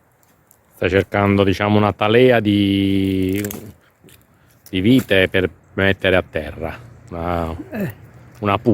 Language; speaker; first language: Italian; native; Italian